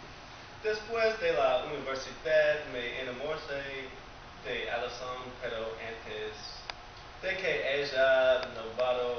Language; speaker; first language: Spanish; non-native, learner; English